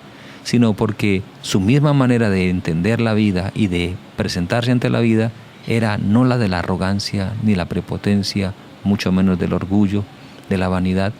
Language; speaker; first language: Spanish; native; Spanish